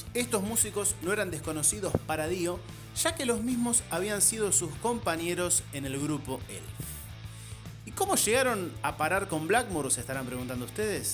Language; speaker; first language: Spanish; native; Spanish